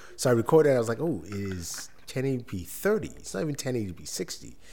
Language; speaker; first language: English; non-native, local second language; Yoruba